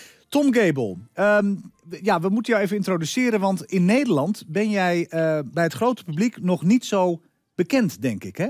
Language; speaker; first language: Dutch; native; Dutch